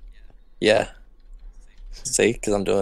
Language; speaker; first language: English; native; English